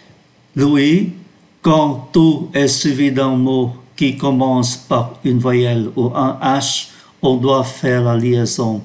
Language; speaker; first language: French; non-native, fluent; Vietnamese